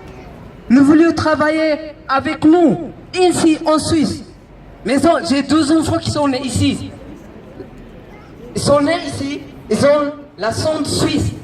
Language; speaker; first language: French; non-native, learner; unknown